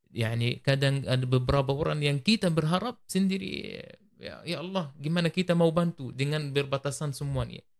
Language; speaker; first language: Malay; non-native, learner; Arabic